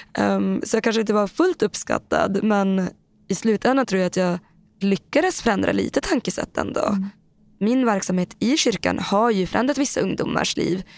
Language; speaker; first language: Swedish; native; Swedish